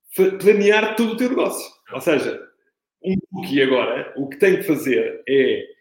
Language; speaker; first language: Portuguese; non-native, fluent; Italian